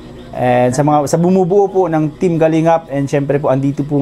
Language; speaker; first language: Filipino; native; Filipino